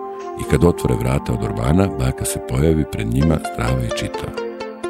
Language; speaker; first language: Serbian; native; Serbian